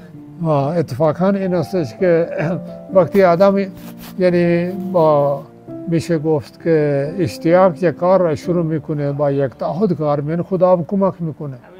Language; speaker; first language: Persian; non-native, fluent; Urdu